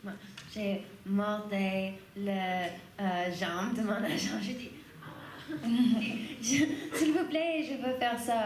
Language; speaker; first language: French; non-native, learner; English